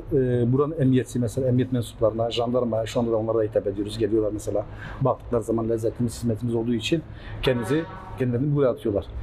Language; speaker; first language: Turkish; native; Turkish